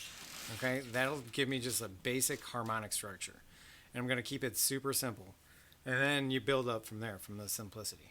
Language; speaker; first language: English; native; English